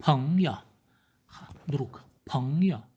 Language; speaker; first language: Chinese; non-native, learner; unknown